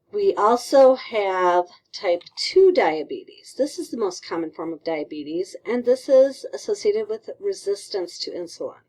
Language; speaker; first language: English; native; English